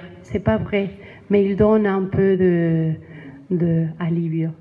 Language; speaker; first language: French; non-native, learner; Spanish